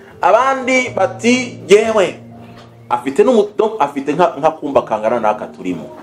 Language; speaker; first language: Kinyarwanda; early bilingual, heritage; Kinyarwanda